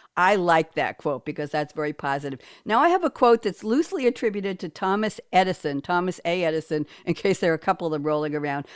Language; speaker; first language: English; native; English